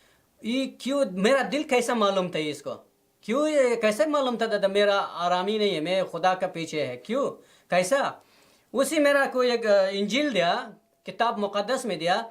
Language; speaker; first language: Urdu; non-native, learner; Persian